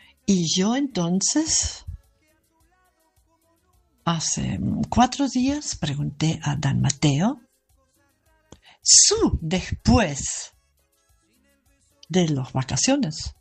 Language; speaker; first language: Spanish; non-native, fluent; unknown